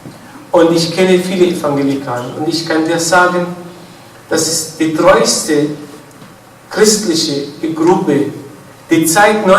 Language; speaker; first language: German; non-native, fluent; Arabic